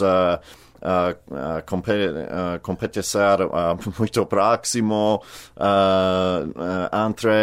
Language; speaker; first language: Portuguese; non-native, learner; English